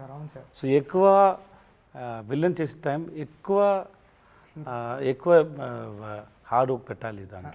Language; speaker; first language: Telugu; non-native, learner; Tamil